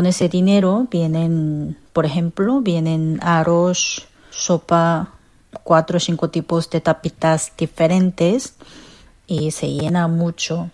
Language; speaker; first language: Spanish; non-native, learner; Korean